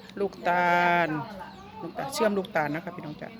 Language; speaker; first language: Thai; native; Thai